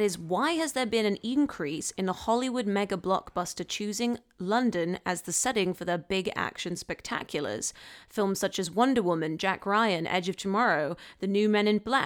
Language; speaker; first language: English; non-native, local second language; Cantonese